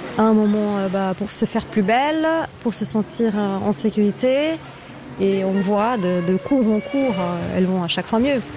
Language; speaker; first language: French; non-native, fluent; Portuguese